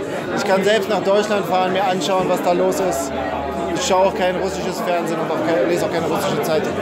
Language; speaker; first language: German; native; German